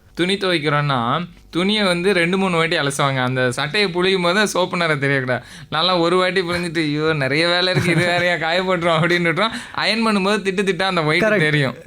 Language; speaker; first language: Tamil; native; Tamil